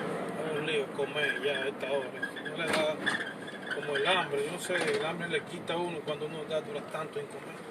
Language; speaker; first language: Spanish; native; Spanish